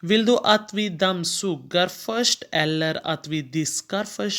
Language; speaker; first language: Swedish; non-native, fluent; Urdu